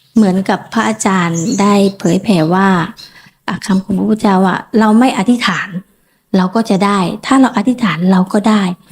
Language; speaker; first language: Thai; native; Thai